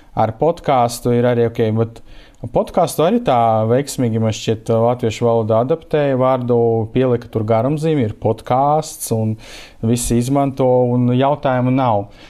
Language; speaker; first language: Latvian; non-native, local second language; Russian